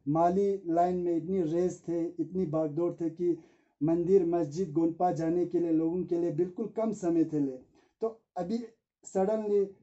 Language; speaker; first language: Hindi; non-native, local second language; Ladakhi